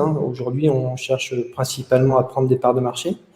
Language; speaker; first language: French; native; French